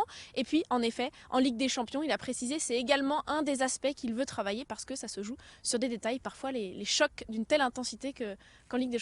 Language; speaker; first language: French; native; French